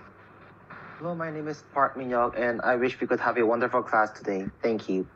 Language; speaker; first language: English; non-native, fluent; Korean